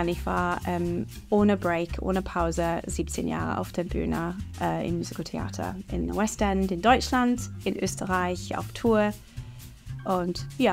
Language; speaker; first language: German; non-native, fluent; English